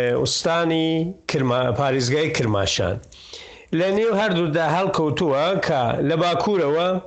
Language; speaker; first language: Central Kurdish; non-native, local second language; Southern Kurdish